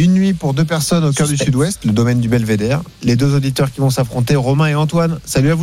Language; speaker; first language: French; native; French